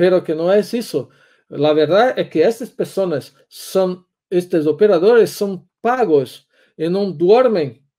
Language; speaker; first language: Spanish; non-native, learner; Portuguese